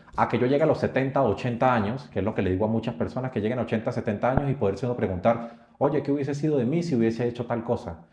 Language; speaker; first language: Spanish; native; Spanish